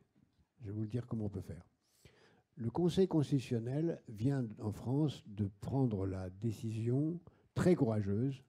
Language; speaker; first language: French; native; French